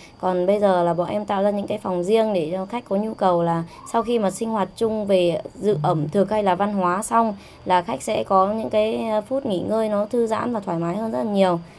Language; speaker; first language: Vietnamese; non-native, local second language; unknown